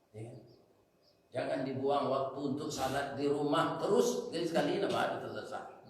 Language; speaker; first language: Malay; non-native, local second language; Minangkabau